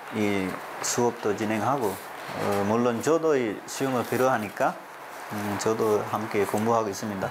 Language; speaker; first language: Korean; non-native, fluent; Sinhala